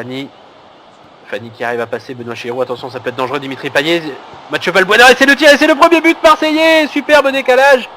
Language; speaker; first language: French; native; French